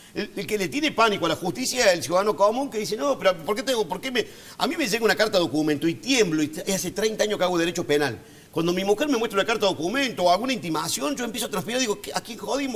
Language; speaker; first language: Spanish; native; Spanish